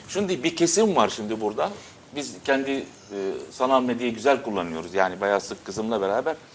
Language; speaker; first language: Turkish; early bilingual, other home language; Arabic